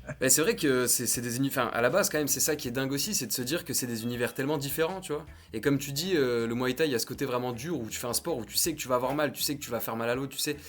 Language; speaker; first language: French; native; French